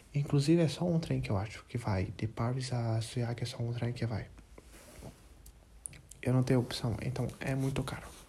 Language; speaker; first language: Portuguese; non-native, learner; English